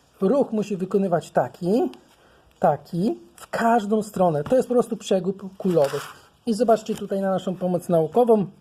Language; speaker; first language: Polish; native; Polish